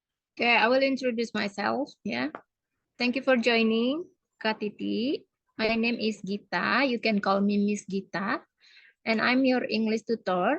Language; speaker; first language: English; non-native, fluent; Indonesian